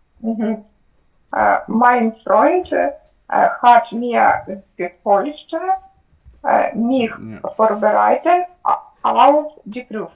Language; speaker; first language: German; non-native, learner; Ukrainian